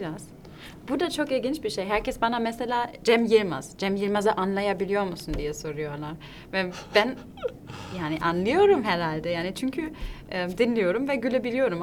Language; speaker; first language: Turkish; non-native, fluent; German